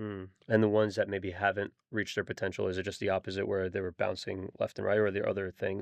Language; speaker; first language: English; native; English